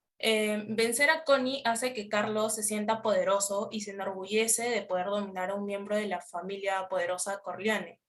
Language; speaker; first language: Spanish; native; Spanish